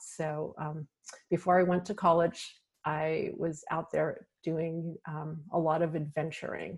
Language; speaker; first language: English; native; English